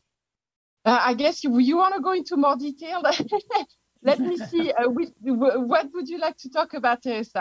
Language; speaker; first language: English; non-native, fluent; French